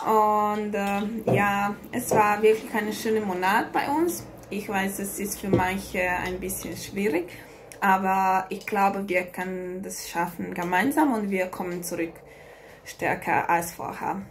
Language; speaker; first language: German; non-native, learner; Hungarian